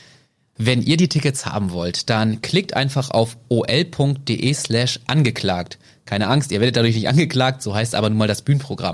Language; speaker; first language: German; native; German